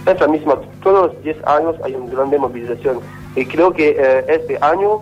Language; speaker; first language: Spanish; non-native, learner; French